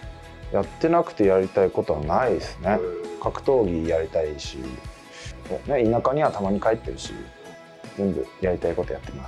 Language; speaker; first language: Japanese; native; Japanese